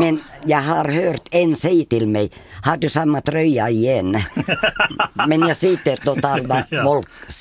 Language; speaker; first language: Swedish; non-native, fluent; Finnish